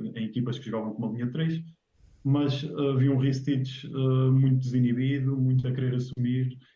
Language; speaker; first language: Portuguese; native; Portuguese